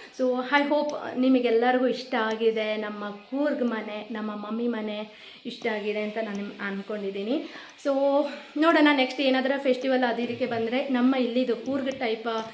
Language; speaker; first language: Kannada; non-native, local second language; Kodava